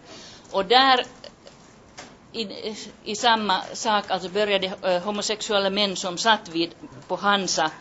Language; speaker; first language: Swedish; non-native, local second language; Finnish